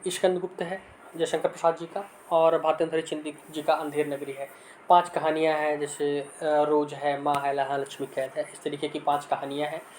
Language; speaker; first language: Hindi; native; Hindi